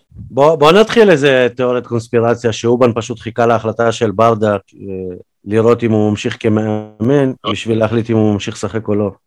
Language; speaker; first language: Hebrew; early bilingual, other home language; Russian